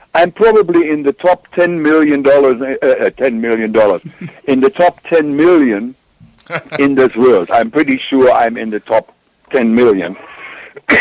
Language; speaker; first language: English; non-native, fluent; German